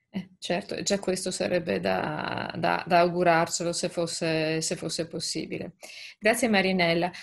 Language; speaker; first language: Italian; native; Italian